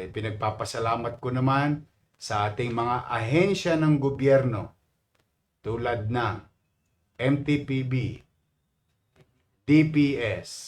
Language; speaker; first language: Filipino; native; Filipino